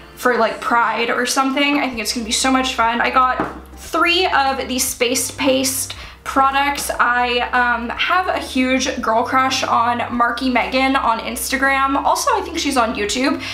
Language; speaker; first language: English; native; English